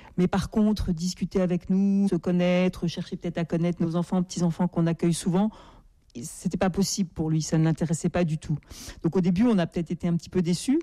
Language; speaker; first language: French; native; French